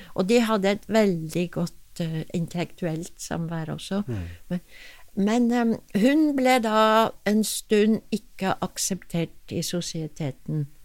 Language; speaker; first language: Norwegian; non-native, fluent; English